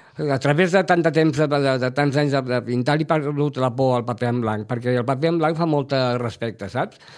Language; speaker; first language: Catalan; native; Catalan